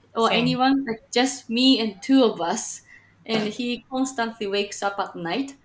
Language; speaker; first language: English; non-native, fluent; Japanese